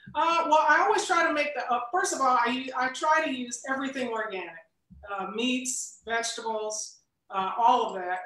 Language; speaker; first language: English; native; English